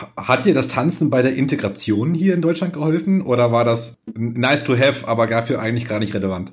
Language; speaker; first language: German; native; German